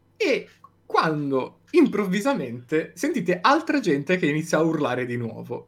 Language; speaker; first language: Italian; native; Italian